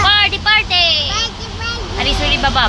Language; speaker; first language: English; non-native, local second language; Filipino